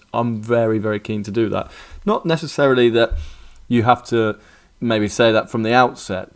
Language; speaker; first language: English; native; English